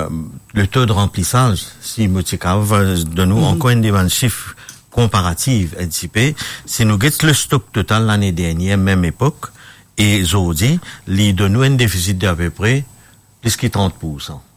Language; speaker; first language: French; non-native, local second language; Morisyen